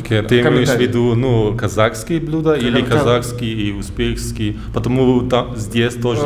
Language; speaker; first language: Russian; early bilingual, heritage; German